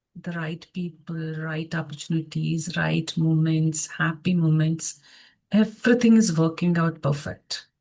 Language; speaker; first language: English; non-native, local second language; Kannada